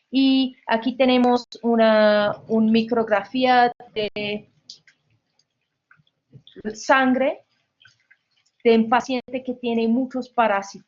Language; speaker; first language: Spanish; non-native, fluent; English